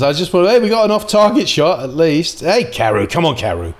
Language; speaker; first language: English; native; English